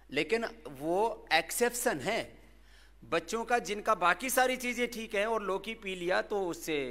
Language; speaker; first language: Hindi; native; Hindi